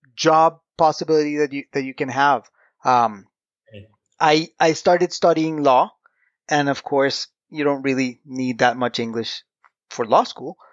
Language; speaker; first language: English; non-native, fluent; Spanish